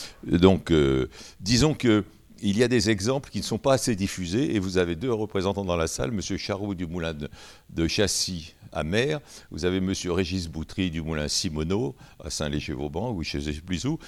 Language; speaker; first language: French; native; French